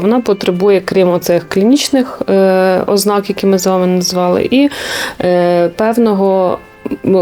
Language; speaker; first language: Ukrainian; native; Ukrainian